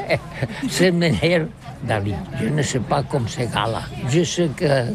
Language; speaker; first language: French; non-native, learner; Catalan